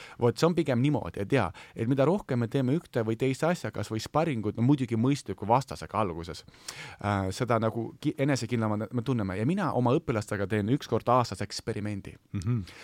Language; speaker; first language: Estonian; non-native, local second language; Russian